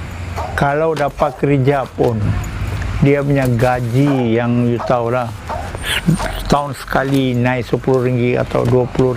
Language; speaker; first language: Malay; non-native, local second language; Tamil